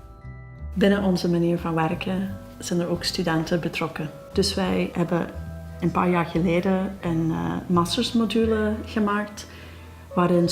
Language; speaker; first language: Dutch; non-native, fluent; English